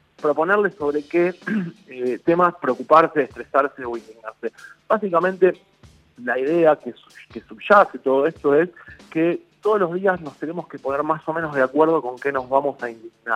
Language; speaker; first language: Spanish; native; Spanish